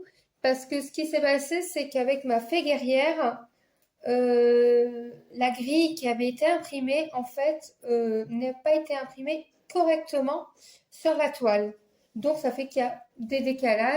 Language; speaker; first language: French; native; French